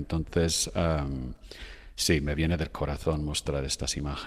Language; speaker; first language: Spanish; non-native, fluent; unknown